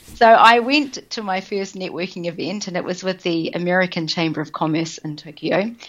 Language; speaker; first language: English; native; English